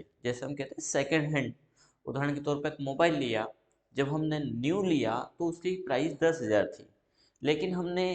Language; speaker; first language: Hindi; native; Hindi